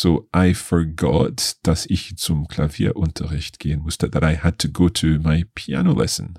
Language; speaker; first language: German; non-native, learner; English